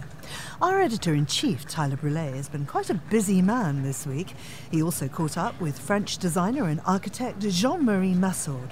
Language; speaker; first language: English; native; English